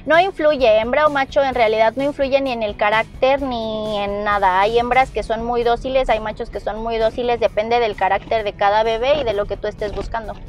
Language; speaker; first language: Spanish; native; Spanish